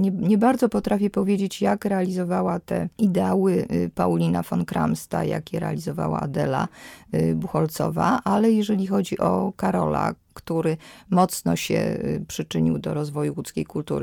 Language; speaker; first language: Polish; native; Polish